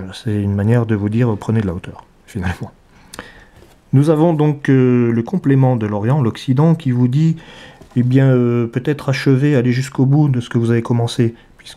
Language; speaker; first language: French; native; French